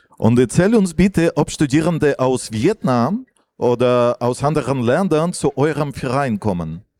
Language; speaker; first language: German; non-native, fluent; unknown